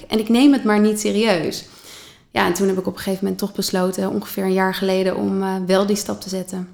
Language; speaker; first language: Dutch; native; Dutch